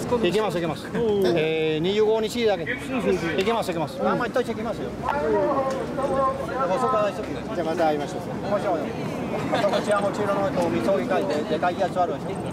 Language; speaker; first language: Japanese; non-native, learner; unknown